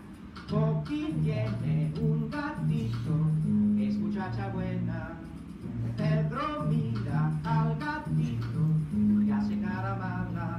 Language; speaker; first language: Spanish; non-native, learner; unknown